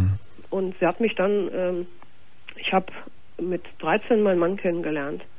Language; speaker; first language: German; native; German